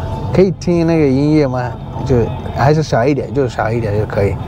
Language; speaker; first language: Chinese; non-native, learner; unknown